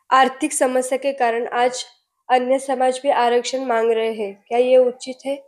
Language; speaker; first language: Hindi; non-native, local second language; Marathi